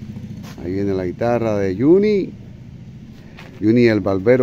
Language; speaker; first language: Spanish; native; Spanish